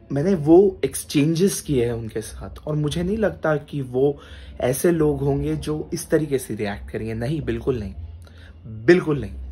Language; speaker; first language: Hindi; non-native, local second language; Marathi